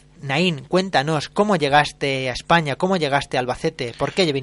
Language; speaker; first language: Spanish; native; Spanish